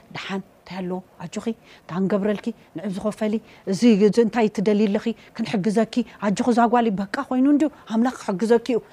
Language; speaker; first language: Tigrinya; native; Tigrinya